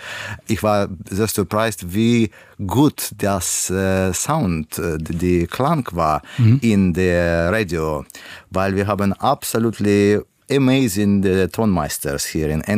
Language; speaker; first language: German; non-native, learner; Russian